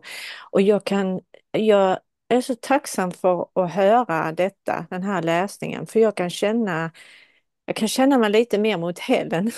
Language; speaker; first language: Swedish; non-native, fluent; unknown